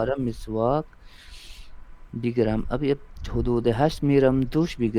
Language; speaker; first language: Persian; non-native, learner; Urdu